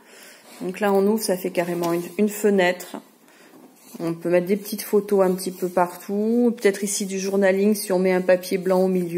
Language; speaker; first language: French; native; French